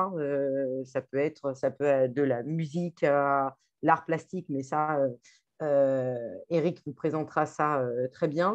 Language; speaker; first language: French; native; French